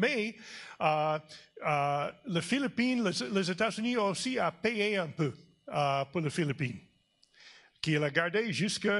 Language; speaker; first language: French; non-native, fluent; English